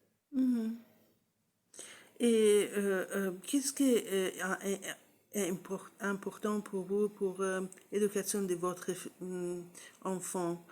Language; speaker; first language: French; non-native, learner; English